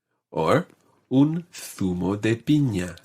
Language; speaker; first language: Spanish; non-native, fluent; English